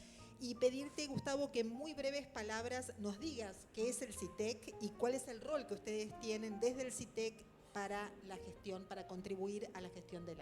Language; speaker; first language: Spanish; native; Spanish